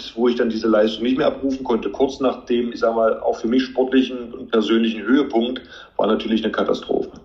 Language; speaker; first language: German; native; German